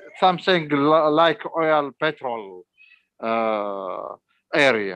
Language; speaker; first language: English; non-native, learner; Arabic